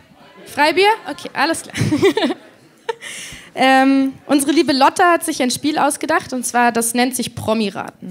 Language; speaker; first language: German; native; German